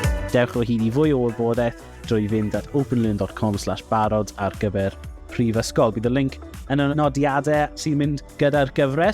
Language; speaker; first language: Welsh; native; Welsh